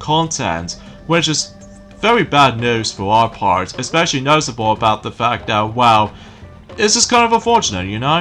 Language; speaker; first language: English; native; English